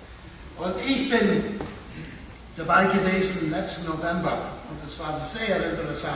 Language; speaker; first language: German; non-native, fluent; English